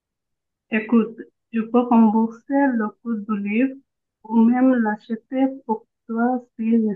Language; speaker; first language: French; non-native, learner; Bangla